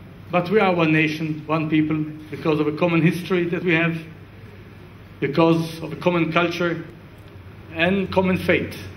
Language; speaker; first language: English; non-native, fluent; Hebrew